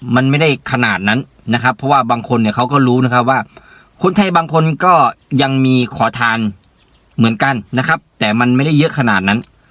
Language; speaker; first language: Thai; native; Thai